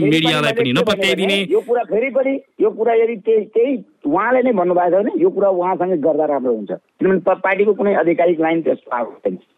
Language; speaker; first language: Nepali; non-native, local second language; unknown